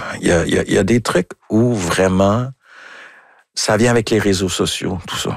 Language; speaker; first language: French; native; French